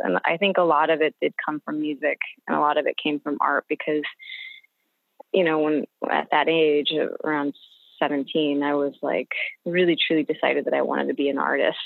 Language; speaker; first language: English; native; English